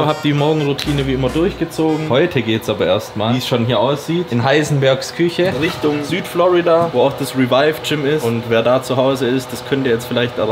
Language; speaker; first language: German; native; German